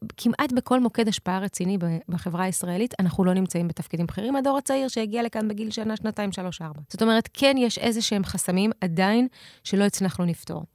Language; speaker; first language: Hebrew; early bilingual, other home language; Russian